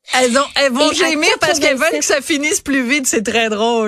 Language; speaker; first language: French; native; French